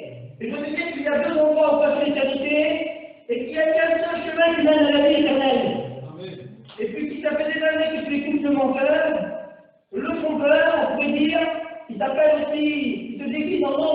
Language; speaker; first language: French; native; French